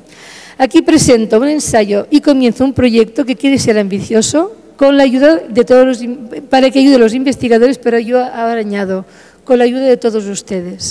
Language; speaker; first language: Spanish; native; Spanish